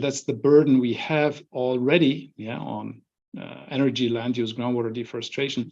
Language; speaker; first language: English; non-native, fluent; German